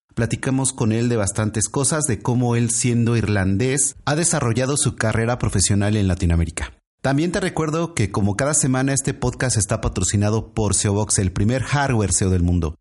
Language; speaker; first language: Spanish; native; Spanish